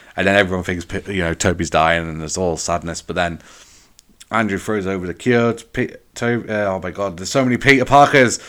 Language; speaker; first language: English; native; English